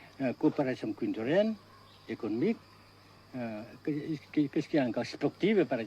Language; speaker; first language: French; non-native, local second language; Vietnamese